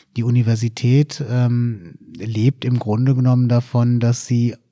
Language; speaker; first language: German; native; German